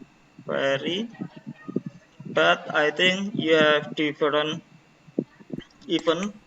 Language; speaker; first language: English; non-native, learner; Indonesian